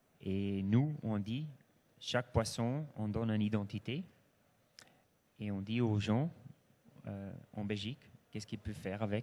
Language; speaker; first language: French; non-native, local second language; Dutch